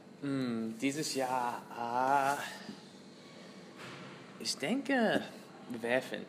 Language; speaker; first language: German; non-native, learner; English